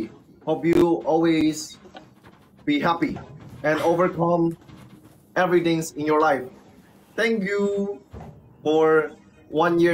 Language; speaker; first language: English; non-native, learner; Vietnamese